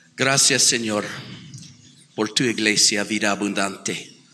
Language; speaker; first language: Spanish; non-native, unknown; English